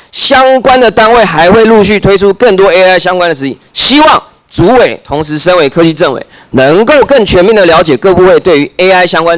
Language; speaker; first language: Chinese; native; Chinese